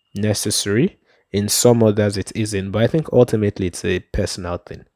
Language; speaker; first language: English; non-native, local second language; Yoruba